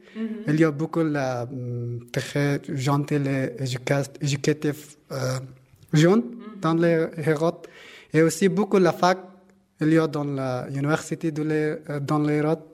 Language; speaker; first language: French; non-native, learner; Persian